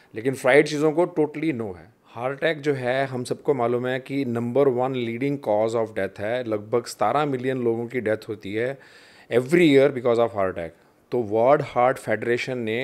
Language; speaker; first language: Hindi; non-native, local second language; Punjabi